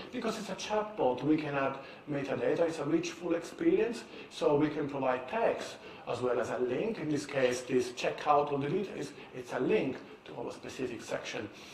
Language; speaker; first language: English; non-native, fluent; Italian